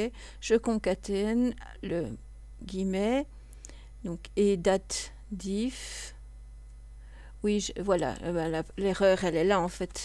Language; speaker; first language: French; native; French